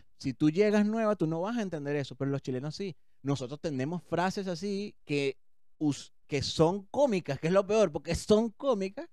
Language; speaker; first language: Spanish; native; Spanish